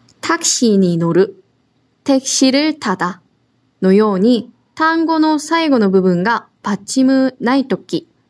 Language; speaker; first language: Japanese; non-native, fluent; Korean